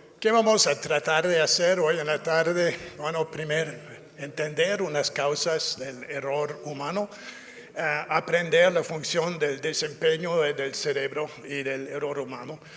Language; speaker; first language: Spanish; non-native, fluent; English